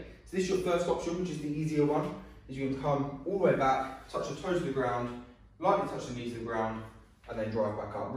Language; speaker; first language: English; native; English